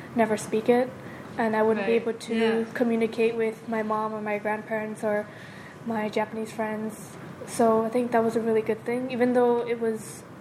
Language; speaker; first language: English; early bilingual, other home language; Japanese